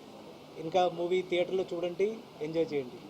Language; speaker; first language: Telugu; non-native, learner; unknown